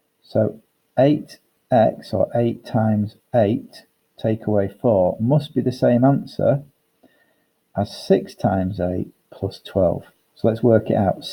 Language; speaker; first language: English; native; English